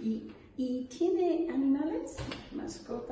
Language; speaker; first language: Spanish; non-native, learner; English